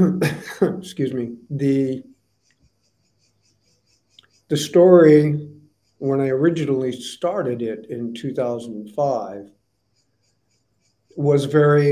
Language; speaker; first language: English; native; English